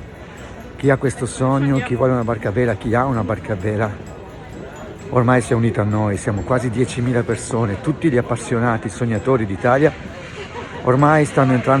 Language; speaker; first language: Italian; native; Italian